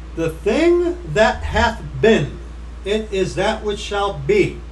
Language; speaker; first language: English; native; English